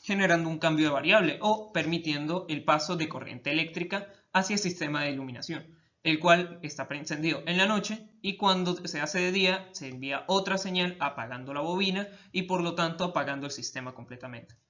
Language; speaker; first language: Spanish; native; Spanish